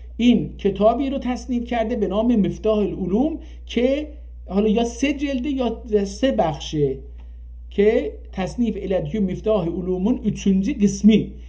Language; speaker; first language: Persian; non-native, local second language; Azerbaijani